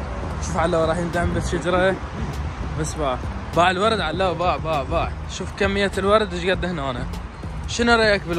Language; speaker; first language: Arabic; native; Arabic